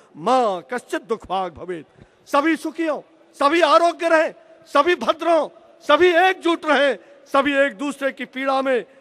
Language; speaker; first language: Hindi; native; Hindi